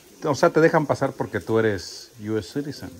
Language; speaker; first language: Spanish; native; Spanish